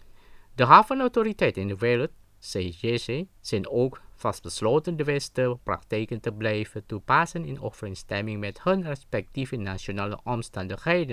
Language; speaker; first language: Dutch; non-native, fluent; Indonesian